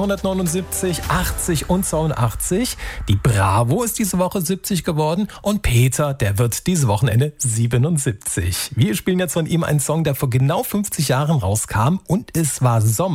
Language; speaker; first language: German; native; German